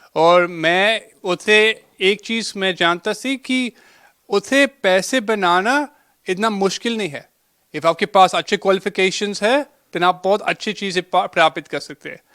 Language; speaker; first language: Hindi; early bilingual, heritage; Hindi